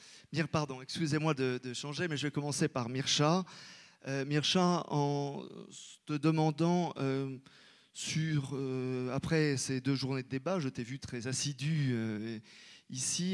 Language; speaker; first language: French; native; French